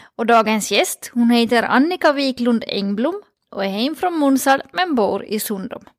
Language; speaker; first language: Swedish; native; Swedish